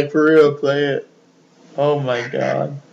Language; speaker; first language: English; native; English